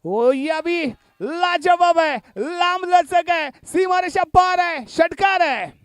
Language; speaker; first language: Hindi; non-native, local second language; Marathi